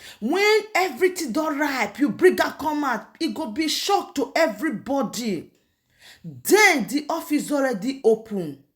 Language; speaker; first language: Nigerian Pidgin; non-native, local second language; Igbo